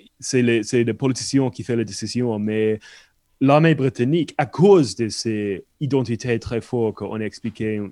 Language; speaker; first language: French; non-native, fluent; English